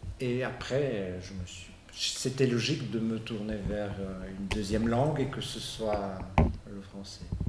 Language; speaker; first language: French; non-native, fluent; Bulgarian